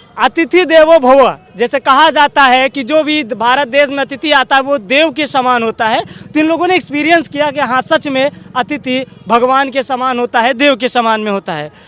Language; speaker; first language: Hindi; native; Hindi